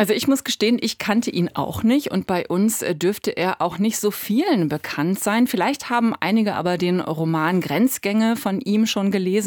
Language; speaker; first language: German; native; German